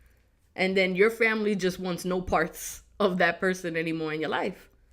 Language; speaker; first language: English; native; English